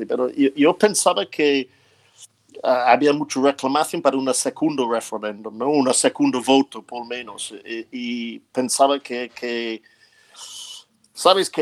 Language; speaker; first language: Spanish; non-native, fluent; English